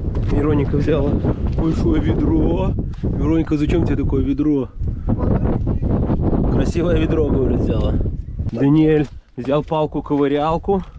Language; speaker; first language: Russian; native; Russian